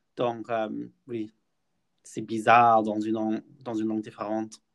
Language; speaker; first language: French; non-native, fluent; English